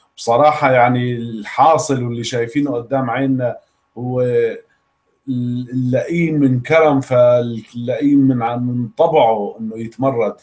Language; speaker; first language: Arabic; native; Arabic